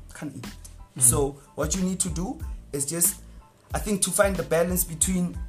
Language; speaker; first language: English; non-native, local second language; Northern Sotho